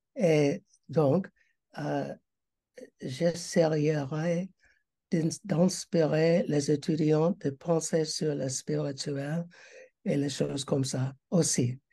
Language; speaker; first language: French; non-native, learner; English